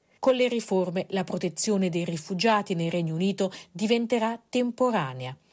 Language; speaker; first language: Italian; native; Italian